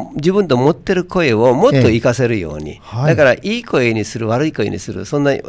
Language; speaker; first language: Japanese; native; Japanese